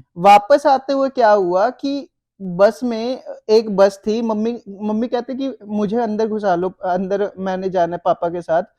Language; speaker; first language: Hindi; native; Hindi